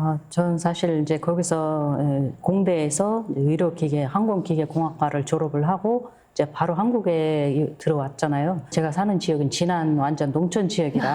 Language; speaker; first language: Korean; non-native, fluent; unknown